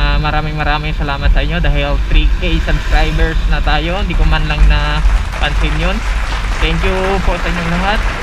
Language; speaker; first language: Filipino; non-native, local second language; Cebuano